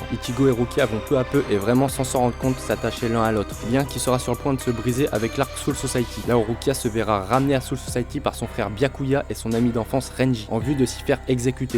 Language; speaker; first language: French; native; French